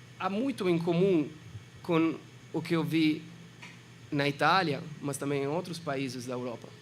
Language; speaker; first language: Portuguese; non-native, fluent; Italian